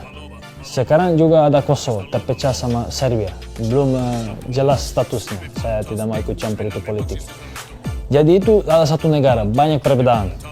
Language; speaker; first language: Indonesian; non-native, fluent; Serbian